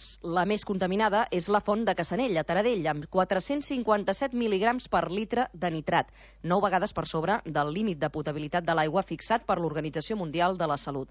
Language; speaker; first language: Catalan; native; Catalan